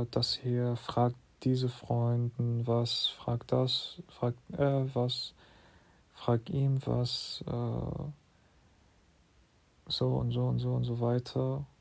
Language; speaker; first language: German; non-native, fluent; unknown